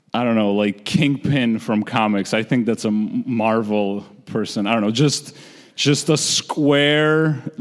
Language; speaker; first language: English; early bilingual, other home language; Georgian